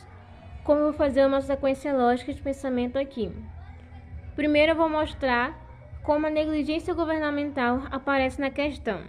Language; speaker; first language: Portuguese; native; Portuguese